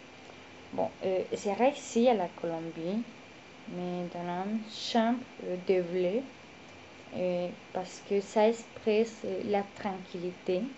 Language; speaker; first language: French; non-native, learner; Spanish